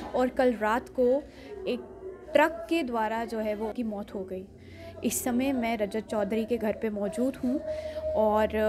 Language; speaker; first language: Hindi; native; Hindi